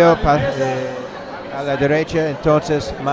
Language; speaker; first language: Spanish; non-native, learner; English